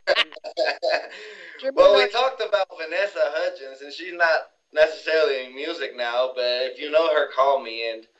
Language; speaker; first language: English; non-native, fluent; Spanish